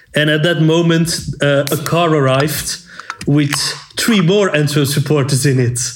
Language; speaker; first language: English; non-native, fluent; Dutch